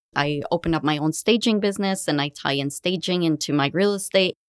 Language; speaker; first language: English; early bilingual, other home language; Arabic